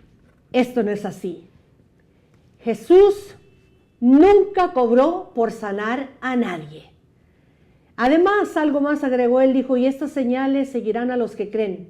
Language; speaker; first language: Spanish; native; Spanish